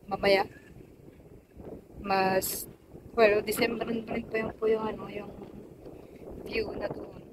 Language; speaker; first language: Filipino; native; Filipino